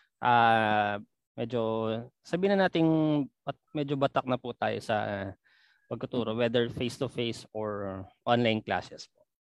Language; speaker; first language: Filipino; non-native, local second language; Pampanga